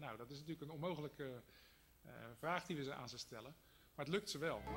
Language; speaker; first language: Dutch; native; Dutch